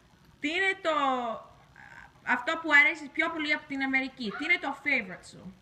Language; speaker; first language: Greek; early bilingual, heritage; English